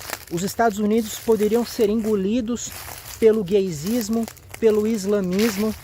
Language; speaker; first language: Portuguese; native; Portuguese